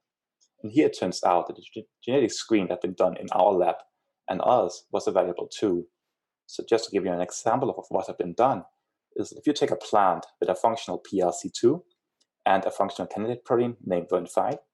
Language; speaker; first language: English; non-native, fluent; Danish